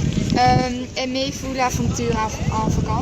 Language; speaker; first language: French; non-native, learner; Dutch